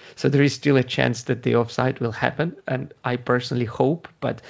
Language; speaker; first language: English; non-native, fluent; Ukrainian